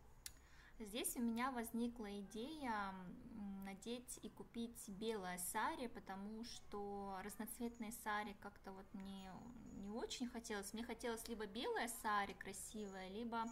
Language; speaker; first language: Russian; native; Russian